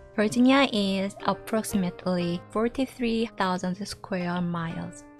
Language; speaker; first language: English; non-native, fluent; Korean